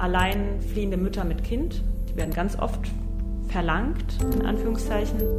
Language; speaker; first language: German; native; German